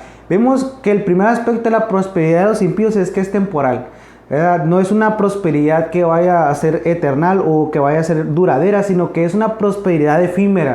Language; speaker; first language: Spanish; native; Spanish